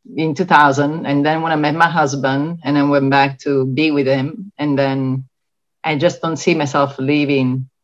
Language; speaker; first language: English; non-native, fluent; Italian